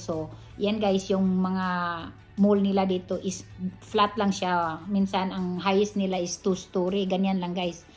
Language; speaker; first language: Filipino; non-native, local second language; Cebuano